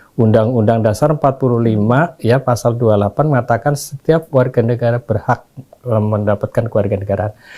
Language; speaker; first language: Indonesian; native; Indonesian